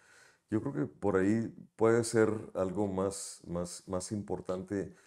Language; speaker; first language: Spanish; native; Spanish